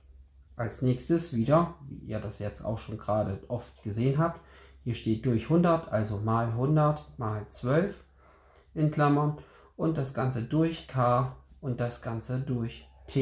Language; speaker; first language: German; native; German